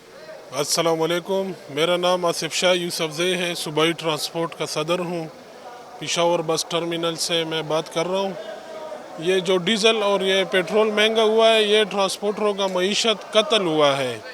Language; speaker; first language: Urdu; non-native, local second language; Pashto